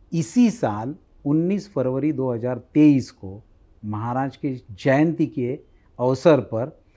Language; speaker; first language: Hindi; non-native, local second language; Marathi